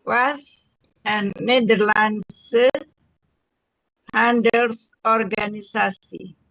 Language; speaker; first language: Dutch; non-native, learner; Indonesian